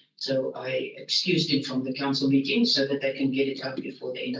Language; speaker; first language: English; non-native, local second language; Afrikaans